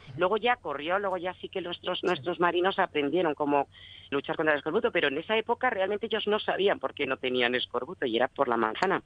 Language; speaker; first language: Spanish; native; Spanish